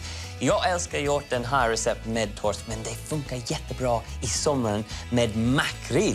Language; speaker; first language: Swedish; non-native, learner; English